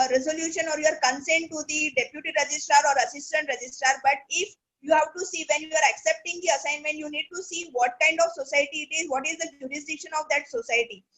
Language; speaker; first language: English; non-native, local second language; Marathi